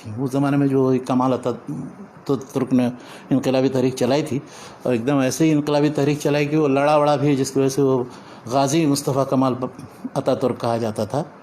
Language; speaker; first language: Urdu; native; Urdu